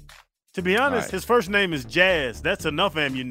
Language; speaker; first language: English; native; English